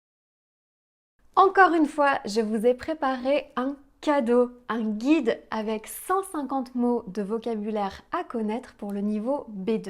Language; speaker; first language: French; native; French